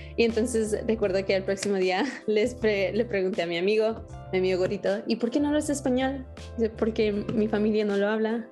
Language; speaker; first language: Spanish; early bilingual, heritage; Spanish